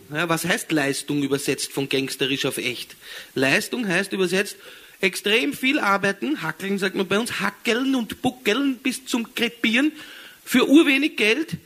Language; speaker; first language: German; native; German